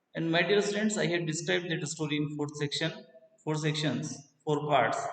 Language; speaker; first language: English; non-native, local second language; Hindi